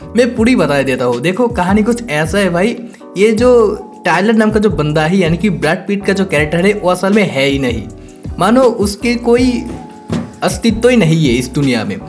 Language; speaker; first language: Hindi; non-native, local second language; Bangla